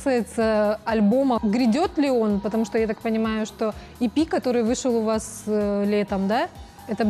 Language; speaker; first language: Russian; native; Russian